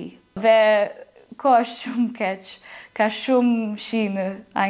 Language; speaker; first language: Albanian; non-native, learner; English